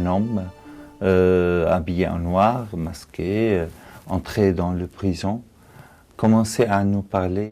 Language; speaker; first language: French; non-native, fluent; Arabic